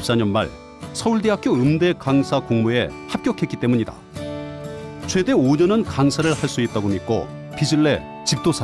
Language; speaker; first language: Korean; native; Korean